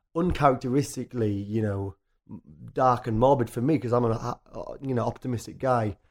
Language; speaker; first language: English; native; English